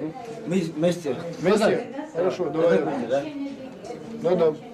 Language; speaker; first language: Russian; non-native, learner; French